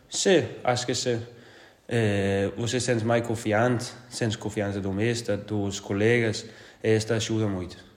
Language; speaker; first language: Portuguese; non-native, learner; Danish